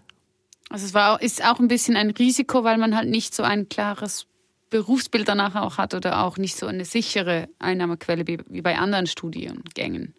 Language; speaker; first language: German; native; German